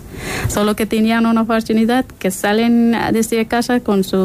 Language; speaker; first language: Spanish; non-native, learner; Persian